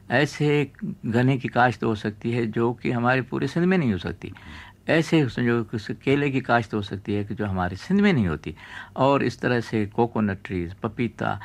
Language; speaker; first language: Urdu; non-native, local second language; Sindhi